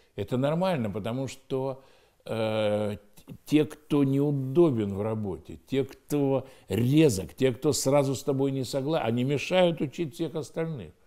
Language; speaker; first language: Russian; native; Russian